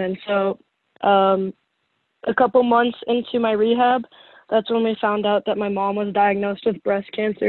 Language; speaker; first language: English; native; English